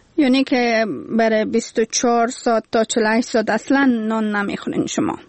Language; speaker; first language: Persian; native; Persian